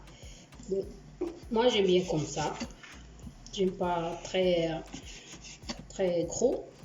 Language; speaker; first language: French; non-native, learner; Portuguese